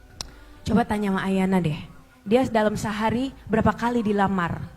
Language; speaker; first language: Indonesian; native; Indonesian